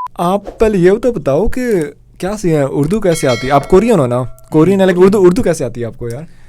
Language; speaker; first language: Urdu; native; Urdu